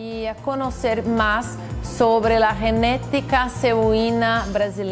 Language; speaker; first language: Spanish; non-native, fluent; Portuguese